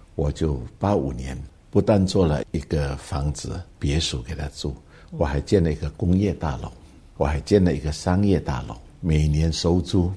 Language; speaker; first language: Chinese; early bilingual, heritage; Hakka Chinese